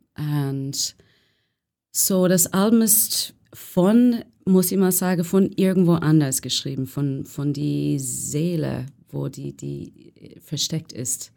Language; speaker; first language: German; non-native, learner; English